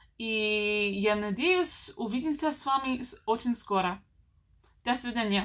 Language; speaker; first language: Russian; non-native, learner; English